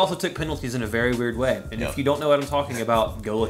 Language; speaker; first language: English; native; English